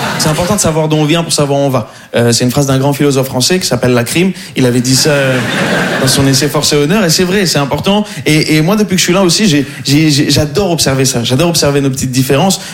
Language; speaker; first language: French; native; French